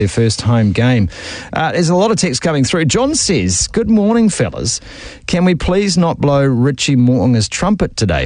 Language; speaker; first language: English; native; English